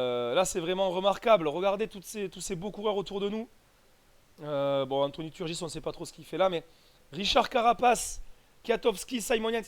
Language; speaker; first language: French; native; French